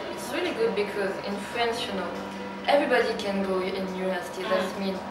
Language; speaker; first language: English; non-native, learner; French